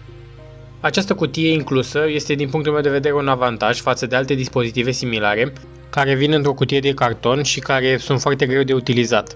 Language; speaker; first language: Romanian; native; Romanian